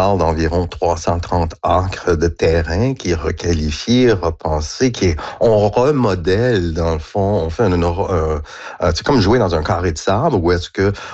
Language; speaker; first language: French; native; French